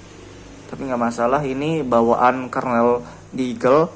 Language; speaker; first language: Indonesian; native; Indonesian